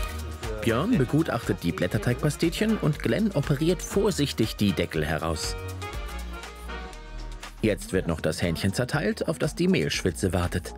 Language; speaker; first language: German; native; German